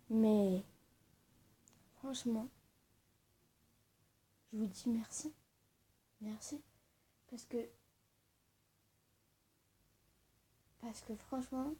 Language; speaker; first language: French; early bilingual, other home language; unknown